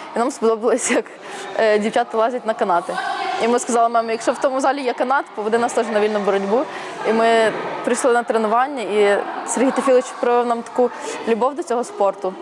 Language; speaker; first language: Ukrainian; native; Ukrainian